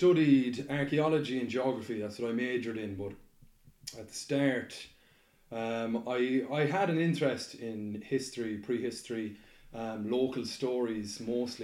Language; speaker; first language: English; native; English